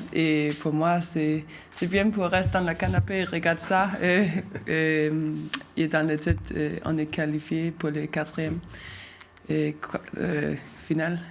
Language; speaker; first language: French; non-native, learner; Danish